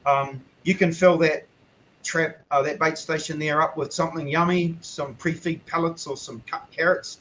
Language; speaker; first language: English; native; English